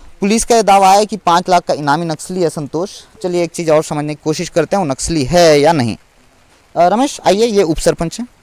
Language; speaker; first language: Hindi; native; Hindi